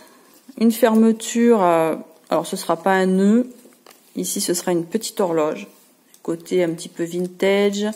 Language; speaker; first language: French; native; French